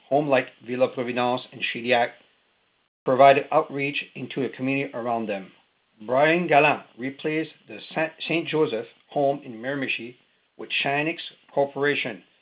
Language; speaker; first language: English; non-native, fluent; French